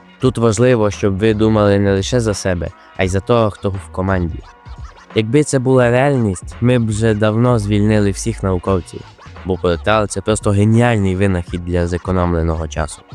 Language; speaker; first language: Ukrainian; native; Ukrainian